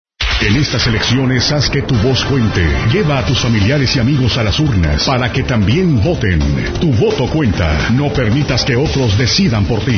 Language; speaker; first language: Spanish; native; Spanish